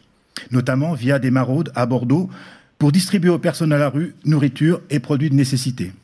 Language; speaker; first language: French; native; French